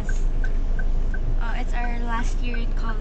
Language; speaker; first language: English; non-native, local second language; Filipino